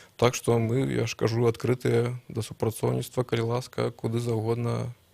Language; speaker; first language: Belarusian; non-native, local second language; Russian